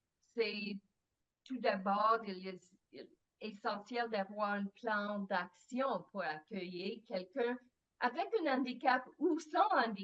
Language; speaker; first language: French; non-native, fluent; English